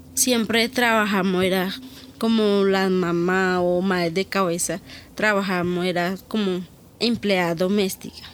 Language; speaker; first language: Spanish; native; Spanish